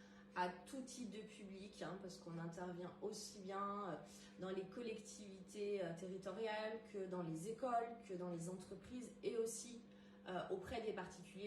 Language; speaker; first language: French; native; French